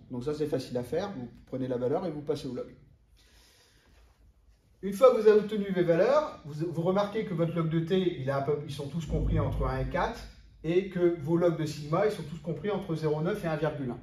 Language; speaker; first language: French; native; French